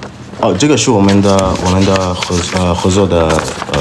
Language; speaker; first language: Chinese; non-native, learner; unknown